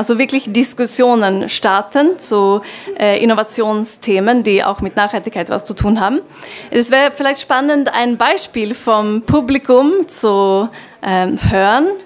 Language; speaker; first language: German; non-native, fluent; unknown